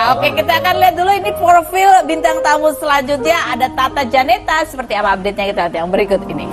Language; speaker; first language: Indonesian; native; Indonesian